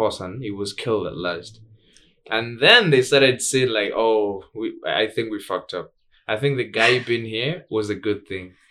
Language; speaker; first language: English; non-native, local second language; Swahili